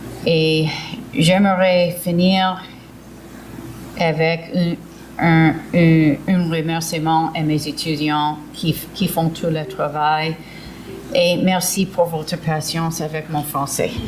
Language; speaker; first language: French; early bilingual, heritage; English